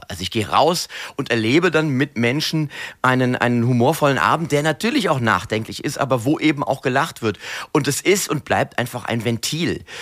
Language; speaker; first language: German; native; German